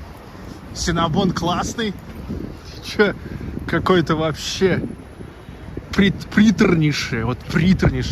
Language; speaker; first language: Russian; native; Russian